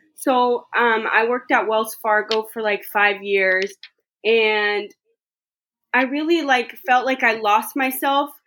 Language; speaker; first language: English; native; English